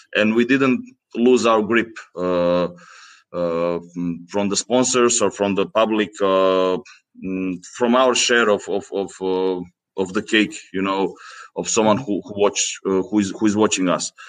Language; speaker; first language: English; non-native, fluent; Greek